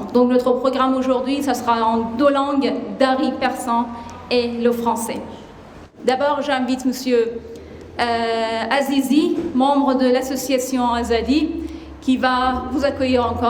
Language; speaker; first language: French; non-native, fluent; Persian